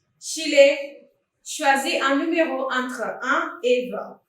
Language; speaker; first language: French; non-native, fluent; English